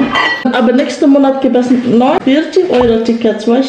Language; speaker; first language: German; non-native, learner; Indonesian